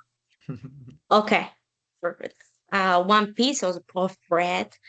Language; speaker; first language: English; non-native, learner; Spanish